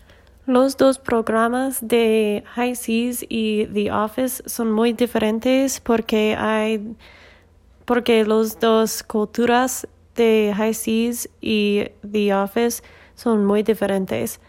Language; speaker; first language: Spanish; non-native, learner; English